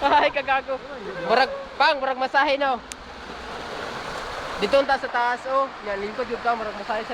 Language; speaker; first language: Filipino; non-native, local second language; Cebuano